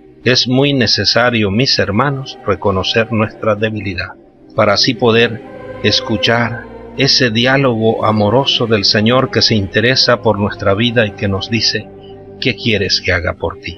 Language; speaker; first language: Spanish; native; Spanish